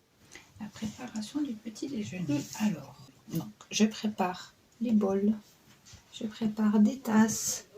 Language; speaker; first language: French; native; French